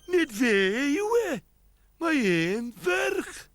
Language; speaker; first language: Welsh; native; Welsh